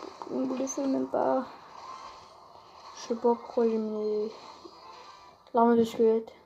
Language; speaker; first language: French; native; French